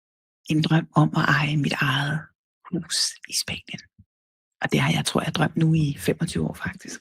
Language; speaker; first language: Danish; native; Danish